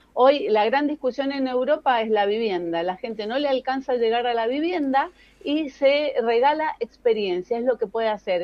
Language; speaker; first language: Spanish; native; Spanish